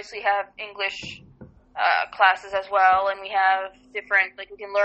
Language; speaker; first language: English; non-native, fluent; French